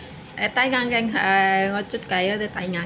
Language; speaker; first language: Cantonese; non-native, learner; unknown